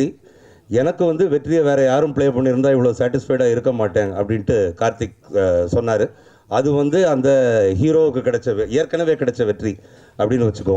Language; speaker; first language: Tamil; native; Tamil